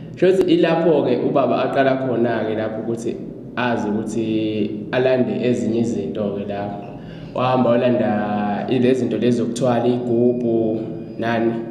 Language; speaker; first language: Zulu; non-native, local second language; Swati